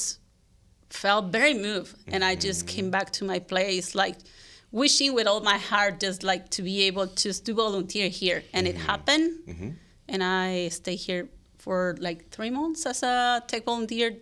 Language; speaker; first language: English; non-native, fluent; Spanish